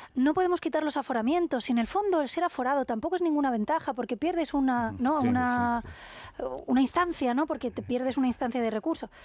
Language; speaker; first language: Spanish; native; Spanish